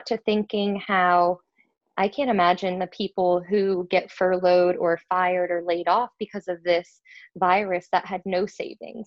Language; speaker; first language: English; native; English